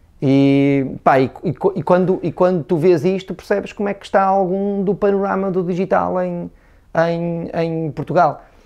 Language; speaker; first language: Portuguese; native; Portuguese